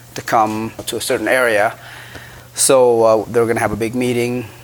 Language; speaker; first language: English; early bilingual, other home language; Khmer